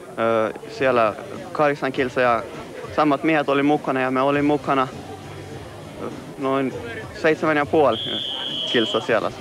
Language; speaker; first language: Finnish; non-native, local second language; Swedish